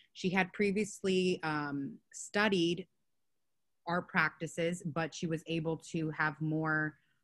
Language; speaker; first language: English; native; English